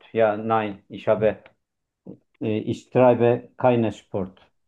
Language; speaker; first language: German; non-native, learner; Turkish